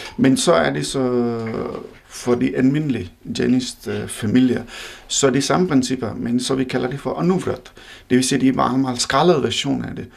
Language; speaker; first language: Danish; non-native, fluent; Hindi